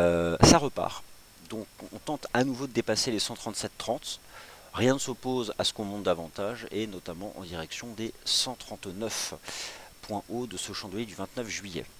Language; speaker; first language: French; native; French